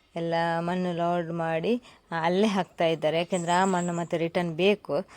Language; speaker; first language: Kannada; native; Kannada